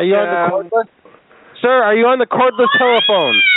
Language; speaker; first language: English; native; English